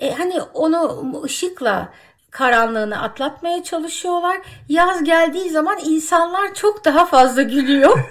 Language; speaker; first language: Turkish; native; Turkish